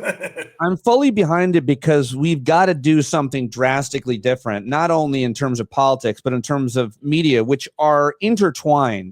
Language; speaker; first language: English; native; English